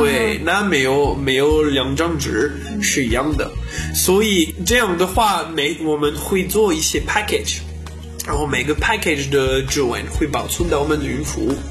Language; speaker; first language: Chinese; non-native, learner; French